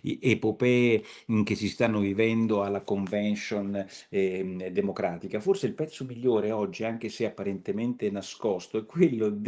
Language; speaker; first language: Italian; native; Italian